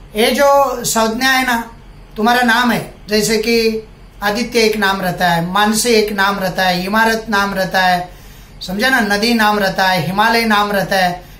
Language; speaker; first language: Hindi; non-native, local second language; Marathi